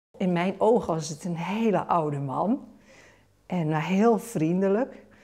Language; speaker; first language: Dutch; non-native, local second language; Papiamento